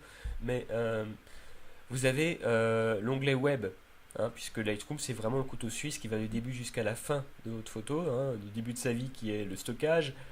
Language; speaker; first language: French; native; French